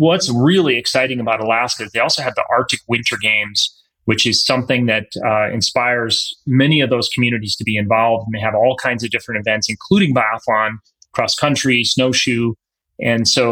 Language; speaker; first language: English; native; English